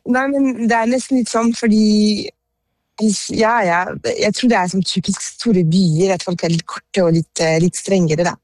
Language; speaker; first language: Norwegian; non-native, fluent; French